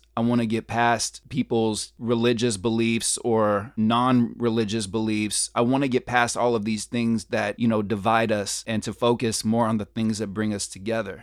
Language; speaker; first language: English; native; English